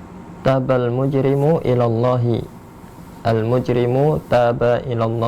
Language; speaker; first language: Arabic; non-native, learner; Indonesian